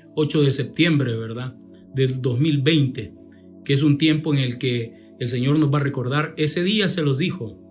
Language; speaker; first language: Spanish; native; Spanish